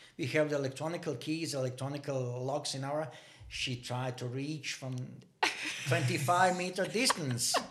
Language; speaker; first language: English; non-native, learner; Bosnian